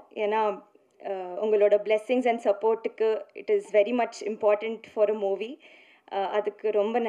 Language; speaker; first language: Tamil; non-native, learner; Telugu